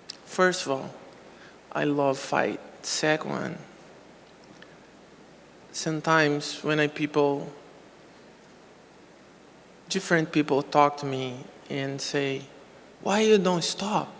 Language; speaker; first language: English; non-native, local second language; Portuguese